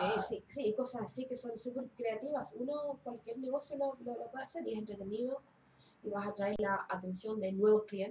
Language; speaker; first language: Spanish; early bilingual, heritage; Spanish